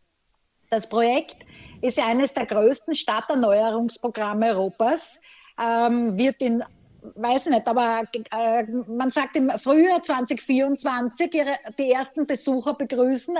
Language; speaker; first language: German; native; German